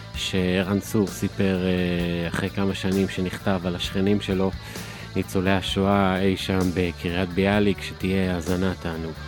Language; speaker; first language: Hebrew; native; Hebrew